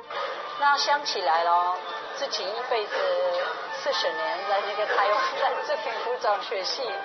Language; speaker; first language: Chinese; non-native, fluent; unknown